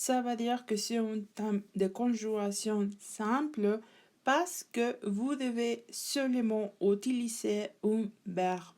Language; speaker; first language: French; non-native, learner; Spanish